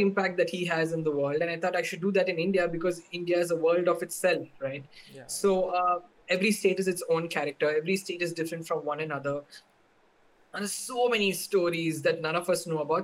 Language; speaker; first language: English; non-native, local second language; Tamil